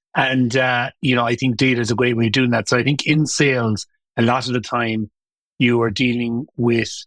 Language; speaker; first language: English; native; English